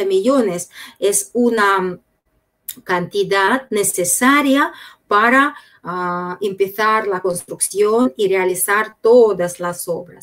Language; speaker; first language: Spanish; non-native, fluent; Russian